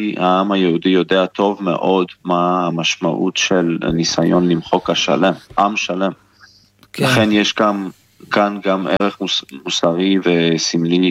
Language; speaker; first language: Hebrew; non-native, fluent; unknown